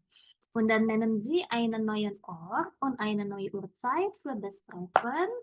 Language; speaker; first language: German; non-native, fluent; Indonesian